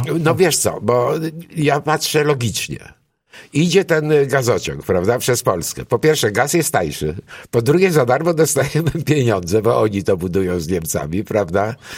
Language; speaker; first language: Polish; early bilingual, other home language; Greek